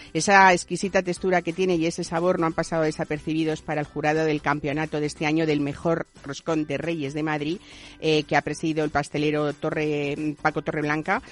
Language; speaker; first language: Spanish; native; Spanish